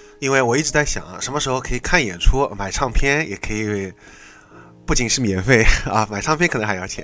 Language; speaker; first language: Chinese; native; Chinese